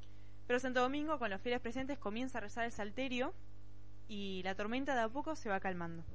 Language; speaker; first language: Spanish; native; Spanish